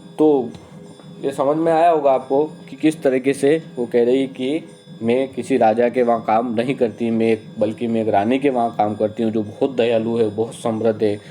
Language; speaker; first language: Hindi; native; Hindi